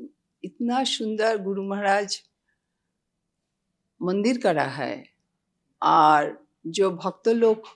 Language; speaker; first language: Hindi; non-native, local second language; Bangla